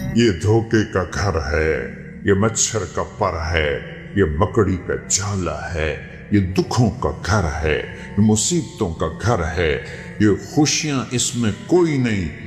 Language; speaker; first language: Urdu; non-native, local second language; Punjabi